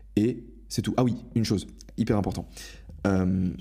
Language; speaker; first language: French; native; French